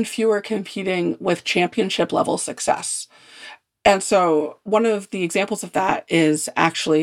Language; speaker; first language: English; native; English